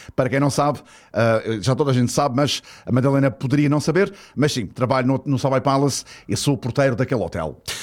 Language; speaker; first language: Portuguese; native; Portuguese